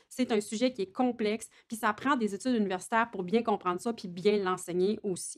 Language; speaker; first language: French; native; French